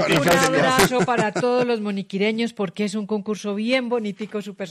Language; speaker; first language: Spanish; native; Spanish